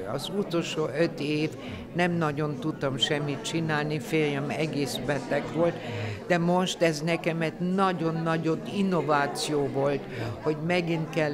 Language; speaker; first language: Hungarian; non-native, fluent; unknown